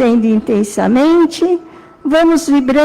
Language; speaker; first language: Portuguese; native; Portuguese